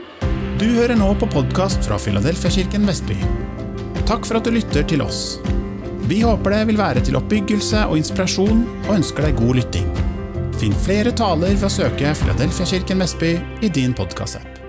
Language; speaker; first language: Norwegian; native; Norwegian